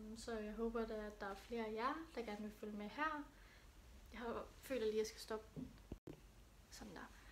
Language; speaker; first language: Danish; early bilingual, other home language; Thai